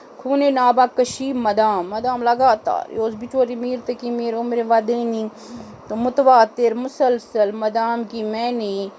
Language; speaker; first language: Urdu; non-native, local second language; Kashmiri